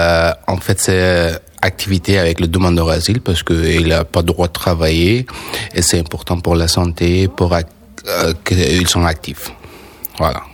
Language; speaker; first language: French; non-native, learner; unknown